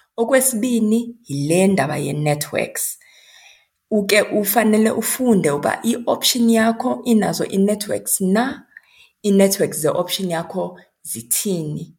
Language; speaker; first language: Xhosa; non-native, local second language; Zulu